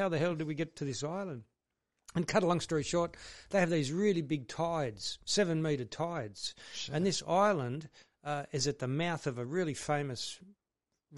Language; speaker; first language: English; native; English